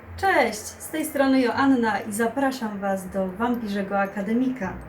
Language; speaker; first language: Polish; native; Polish